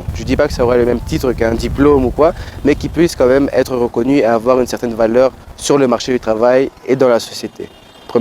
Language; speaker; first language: French; non-native, local second language; Lingala